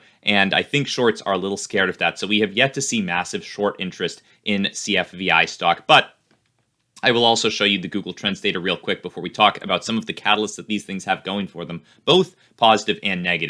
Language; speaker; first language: English; native; English